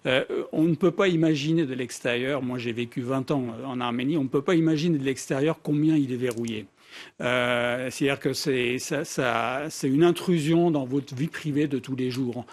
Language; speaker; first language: French; native; French